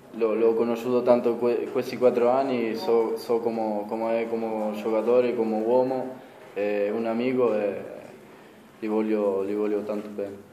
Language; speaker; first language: Italian; non-native, fluent; Spanish